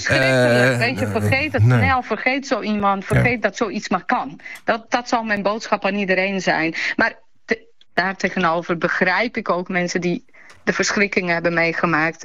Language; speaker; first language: Dutch; early bilingual, other home language; Bosnian